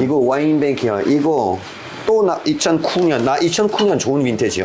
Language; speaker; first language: Korean; non-native, learner; French